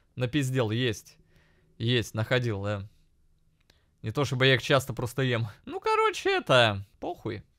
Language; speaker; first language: Russian; native; Russian